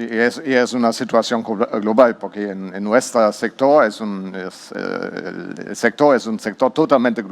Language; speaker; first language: Spanish; non-native, learner; German